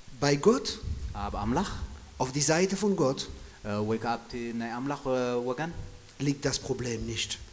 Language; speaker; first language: German; non-native, fluent; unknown